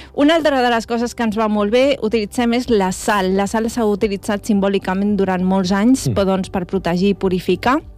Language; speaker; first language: Catalan; non-native, local second language; Spanish